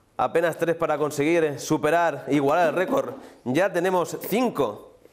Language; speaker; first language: Spanish; native; Spanish